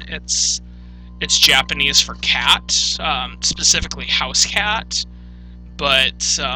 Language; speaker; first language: English; native; English